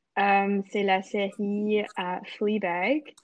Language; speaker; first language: French; non-native, local second language; English